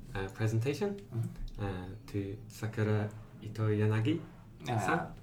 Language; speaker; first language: English; native; English